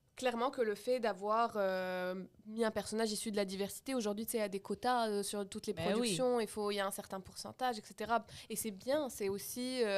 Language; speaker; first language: French; non-native, local second language; Arabic